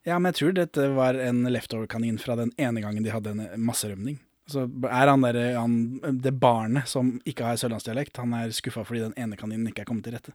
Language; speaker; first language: Norwegian; native; Norwegian